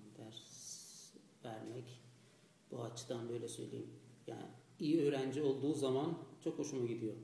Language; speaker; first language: Turkish; non-native, fluent; Azerbaijani